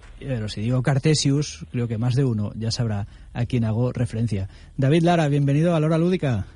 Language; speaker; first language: Spanish; non-native, local second language; Catalan